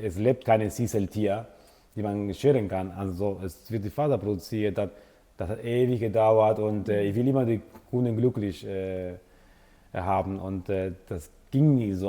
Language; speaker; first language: German; non-native, fluent; Italian